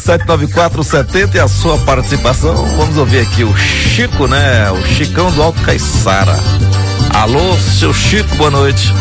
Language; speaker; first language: Portuguese; native; Portuguese